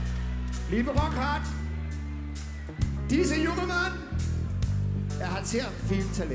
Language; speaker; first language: German; non-native, learner; Danish